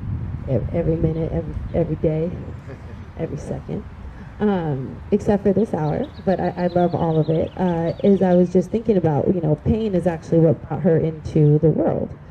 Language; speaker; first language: English; native; English